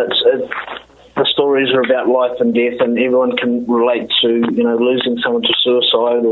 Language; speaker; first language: English; native; English